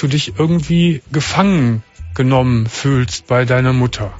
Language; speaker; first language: German; native; German